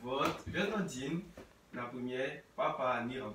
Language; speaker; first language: Russian; non-native, learner; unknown